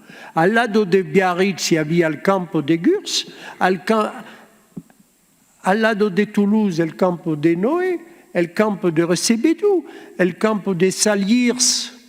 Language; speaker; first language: Spanish; early bilingual, heritage; Ladino